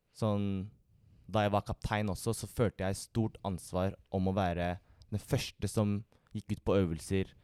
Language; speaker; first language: Norwegian; early bilingual, other home language; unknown